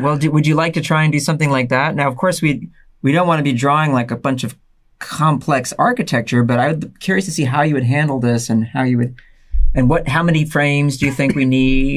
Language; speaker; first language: English; native; English